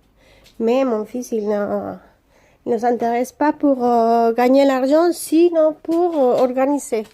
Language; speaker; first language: French; non-native, learner; Spanish